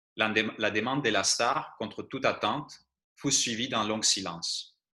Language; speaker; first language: French; non-native, fluent; Greek